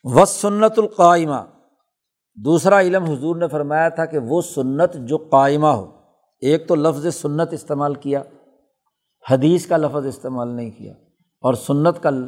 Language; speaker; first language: Urdu; non-native, local second language; Punjabi